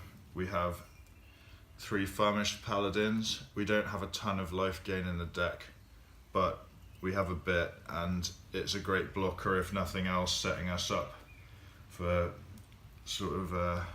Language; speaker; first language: English; native; English